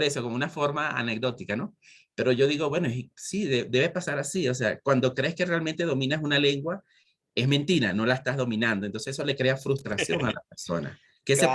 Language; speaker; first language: Spanish; native; Spanish